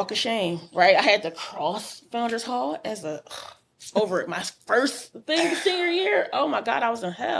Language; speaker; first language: English; native; English